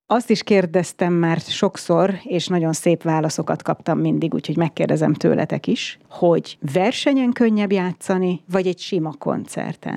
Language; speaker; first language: Hungarian; native; Hungarian